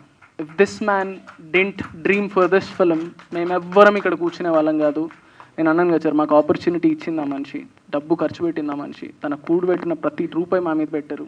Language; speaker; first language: Telugu; native; Telugu